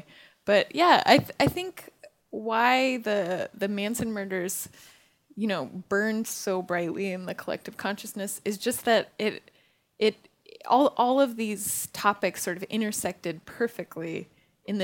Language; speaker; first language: English; native; English